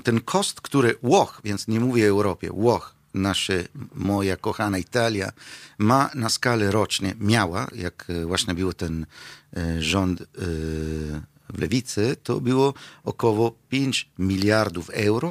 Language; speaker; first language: Polish; non-native, fluent; Italian